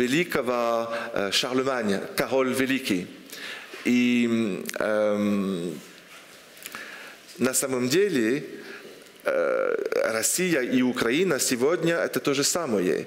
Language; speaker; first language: Russian; non-native, fluent; French